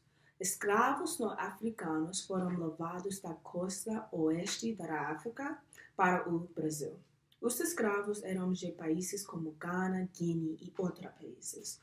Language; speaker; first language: Portuguese; non-native, learner; English